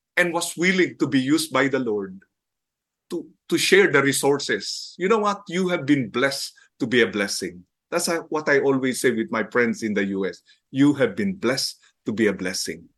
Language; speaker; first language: English; non-native, local second language; Filipino